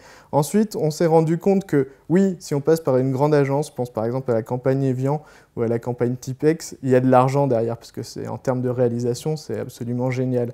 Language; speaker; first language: French; native; French